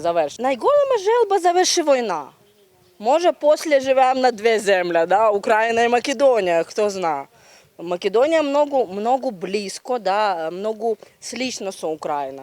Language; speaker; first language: Macedonian; non-native, learner; Ukrainian